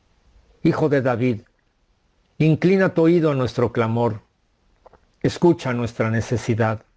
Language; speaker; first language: Spanish; native; Spanish